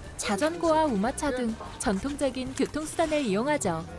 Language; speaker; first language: Korean; native; Korean